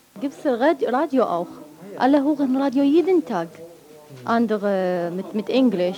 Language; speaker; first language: German; non-native, learner; Arabic